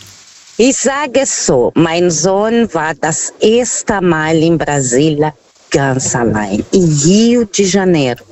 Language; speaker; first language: German; non-native, fluent; Portuguese